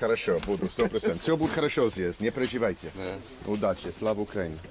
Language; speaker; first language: Russian; non-native, learner; English